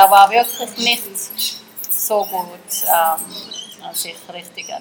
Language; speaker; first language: German; early bilingual, heritage; German